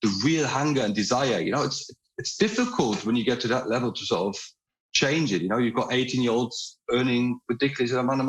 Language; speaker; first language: English; non-native, fluent; German